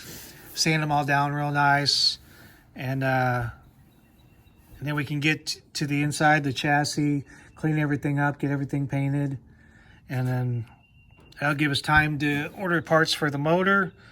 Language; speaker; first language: English; native; English